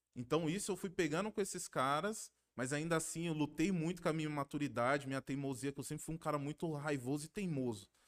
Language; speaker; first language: Portuguese; native; Portuguese